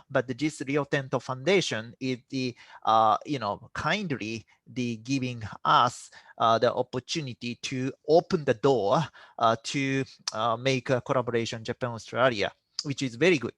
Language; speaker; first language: English; non-native, fluent; Japanese